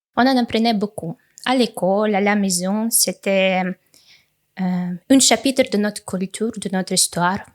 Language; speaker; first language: French; non-native, fluent; Russian